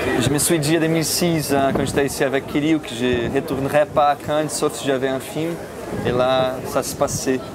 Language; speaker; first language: French; non-native, fluent; Portuguese